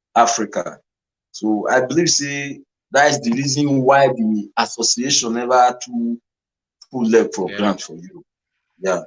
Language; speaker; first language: Nigerian Pidgin; non-native, local second language; Bini